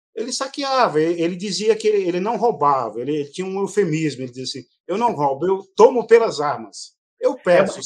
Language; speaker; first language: Portuguese; native; Portuguese